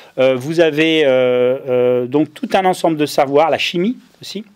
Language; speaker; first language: French; native; French